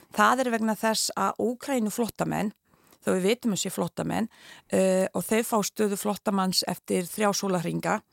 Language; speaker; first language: Icelandic; non-native, fluent; Bosnian